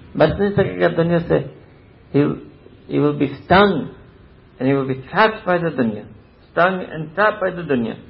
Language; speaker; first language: Urdu; native; Urdu